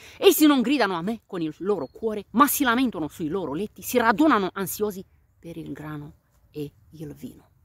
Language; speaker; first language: Italian; non-native, fluent; Romanian